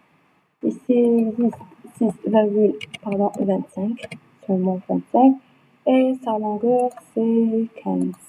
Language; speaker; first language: French; non-native, local second language; Arabic